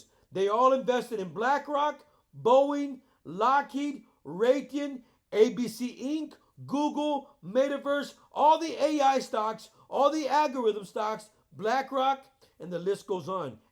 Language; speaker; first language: English; native; English